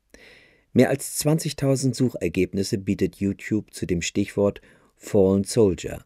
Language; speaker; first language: German; native; German